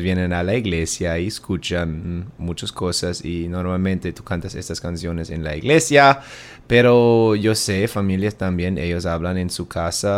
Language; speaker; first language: Spanish; non-native, learner; German